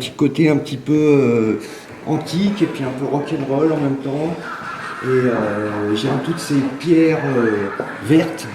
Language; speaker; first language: French; native; French